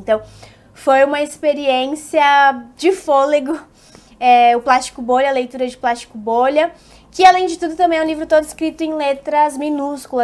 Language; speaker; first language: Portuguese; native; Portuguese